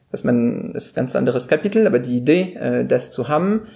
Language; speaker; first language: German; non-native, fluent; French